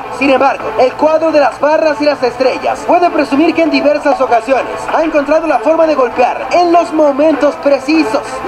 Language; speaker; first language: Spanish; native; Spanish